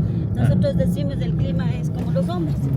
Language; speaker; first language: Spanish; native; Spanish